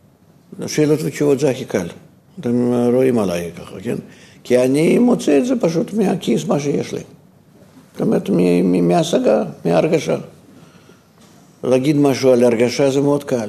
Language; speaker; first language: Hebrew; non-native, fluent; Russian